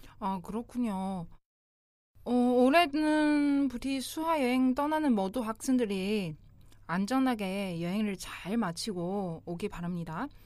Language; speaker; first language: Korean; non-native, fluent; Chinese